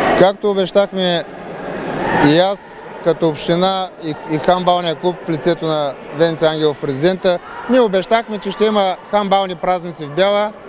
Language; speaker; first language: Bulgarian; native; Bulgarian